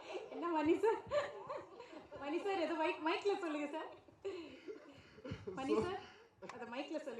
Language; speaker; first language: Tamil; native; Tamil